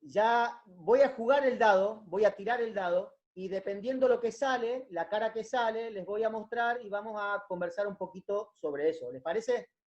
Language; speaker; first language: Spanish; native; Spanish